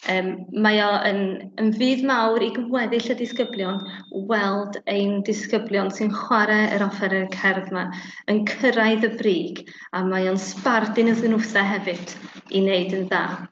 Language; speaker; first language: Welsh; native; Welsh